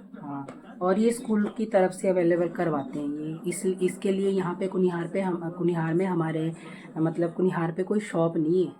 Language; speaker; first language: Hindi; native; Hindi